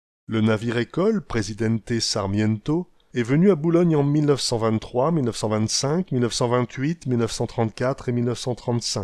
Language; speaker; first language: French; native; French